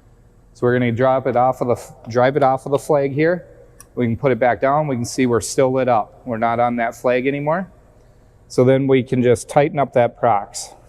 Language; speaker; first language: English; native; English